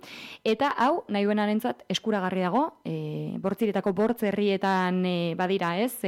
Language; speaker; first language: Basque; native; Basque